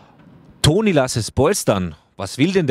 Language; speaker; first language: German; native; German